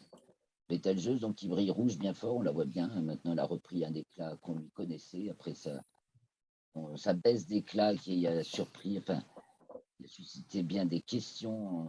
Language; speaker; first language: French; native; French